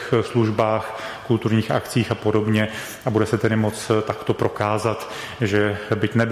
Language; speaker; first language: Czech; native; Czech